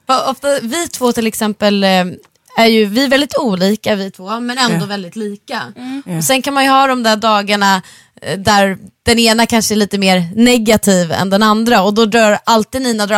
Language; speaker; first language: Swedish; native; Swedish